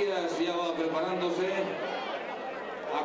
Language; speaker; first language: Spanish; native; Spanish